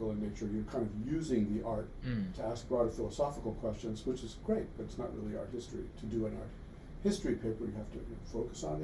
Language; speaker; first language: English; native; English